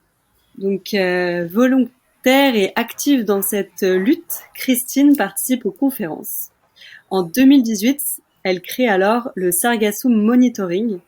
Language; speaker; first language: French; native; French